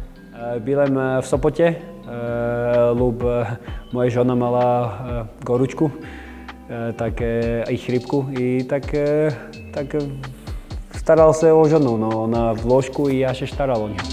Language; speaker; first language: Polish; non-native, learner; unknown